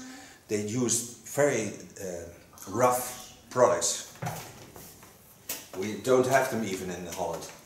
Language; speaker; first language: English; non-native, fluent; Dutch